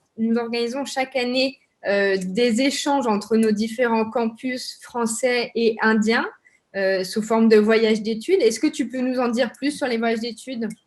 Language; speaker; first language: French; native; French